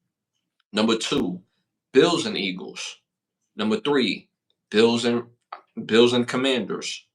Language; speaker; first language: English; native; English